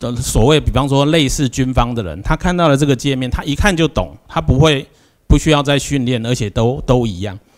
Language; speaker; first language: Chinese; native; Chinese